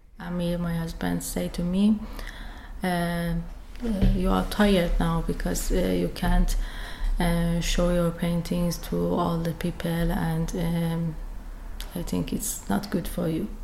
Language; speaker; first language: English; non-native, learner; Persian